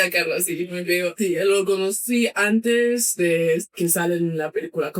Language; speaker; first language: Spanish; non-native, fluent; Chinese